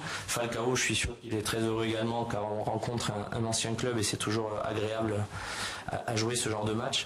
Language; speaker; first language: French; native; French